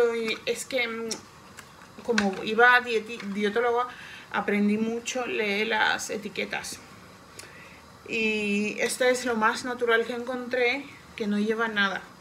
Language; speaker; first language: Spanish; non-native, fluent; Georgian